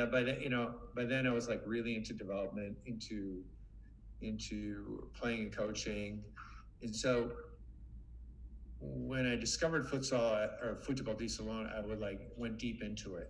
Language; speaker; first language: English; native; English